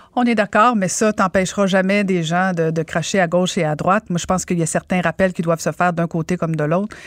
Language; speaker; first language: French; native; French